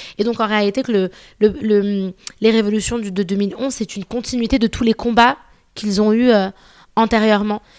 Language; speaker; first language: French; early bilingual, other home language; Arabic